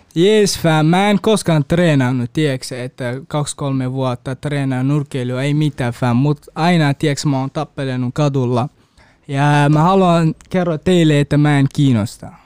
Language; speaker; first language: Finnish; non-native, learner; Kurdish